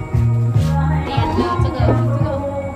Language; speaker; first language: Chinese; non-native, fluent; Lao